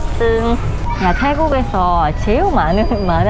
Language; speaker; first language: Korean; non-native, learner; Thai